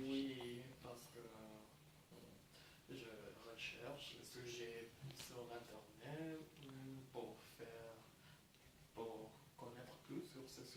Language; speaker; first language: French; non-native, fluent; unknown